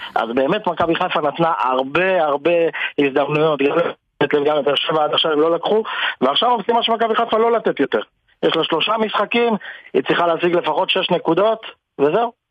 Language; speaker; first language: Hebrew; native; Hebrew